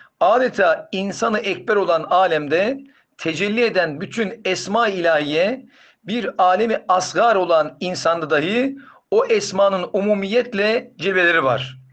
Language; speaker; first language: Turkish; native; Turkish